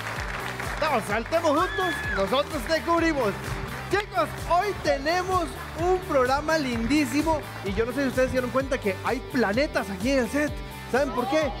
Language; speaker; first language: Spanish; native; Spanish